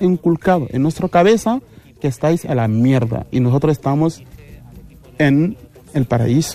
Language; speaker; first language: Spanish; non-native, fluent; Wolof